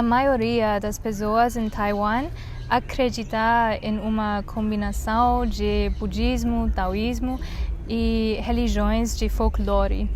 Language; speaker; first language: Portuguese; non-native, learner; Chinese